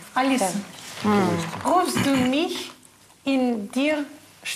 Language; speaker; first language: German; non-native, learner; Russian